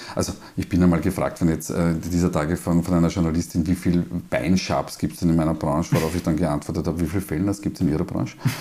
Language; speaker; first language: German; native; German